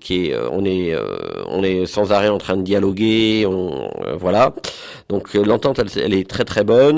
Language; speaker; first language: French; native; French